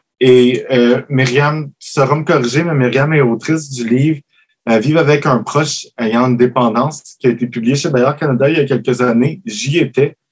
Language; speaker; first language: French; native; French